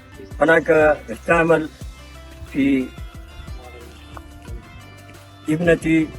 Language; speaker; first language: Arabic; non-native, learner; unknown